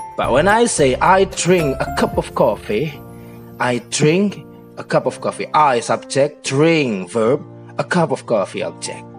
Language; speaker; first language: English; non-native, fluent; Indonesian